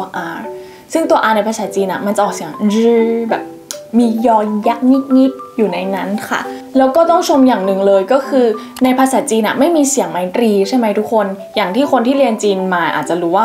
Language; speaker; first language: Thai; native; Thai